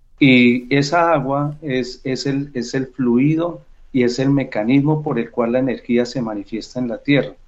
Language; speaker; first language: Spanish; native; Spanish